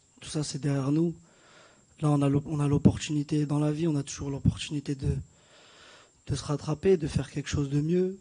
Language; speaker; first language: French; native; French